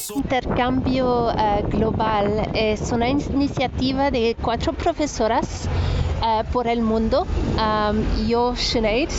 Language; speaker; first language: Spanish; non-native, fluent; French